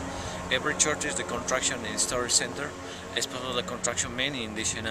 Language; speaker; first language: English; non-native, learner; Spanish